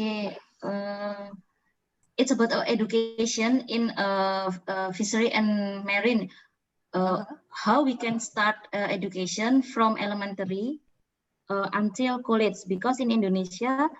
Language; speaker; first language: English; non-native, learner; Indonesian